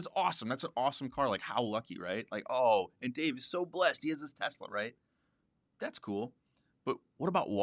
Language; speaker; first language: English; native; English